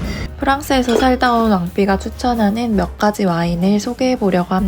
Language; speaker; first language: Korean; native; Korean